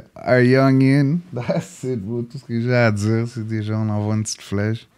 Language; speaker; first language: French; early bilingual, other home language; English